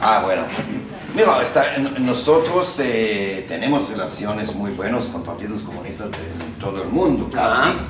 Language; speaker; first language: Spanish; non-native, fluent; Hebrew